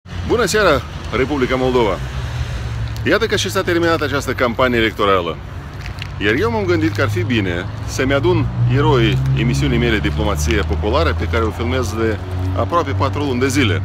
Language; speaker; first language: Romanian; native; Romanian